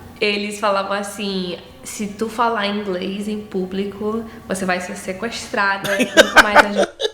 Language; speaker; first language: Portuguese; early bilingual, heritage; English